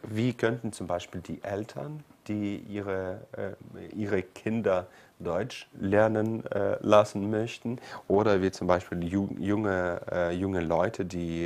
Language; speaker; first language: German; non-native, fluent; Ukrainian